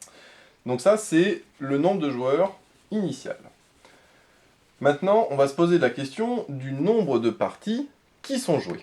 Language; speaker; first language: French; native; French